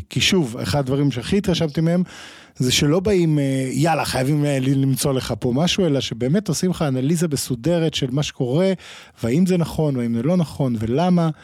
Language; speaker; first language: Hebrew; native; Hebrew